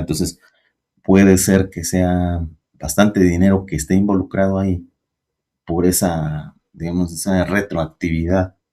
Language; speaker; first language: Spanish; native; Spanish